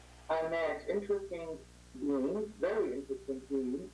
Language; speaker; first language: English; non-native, learner; German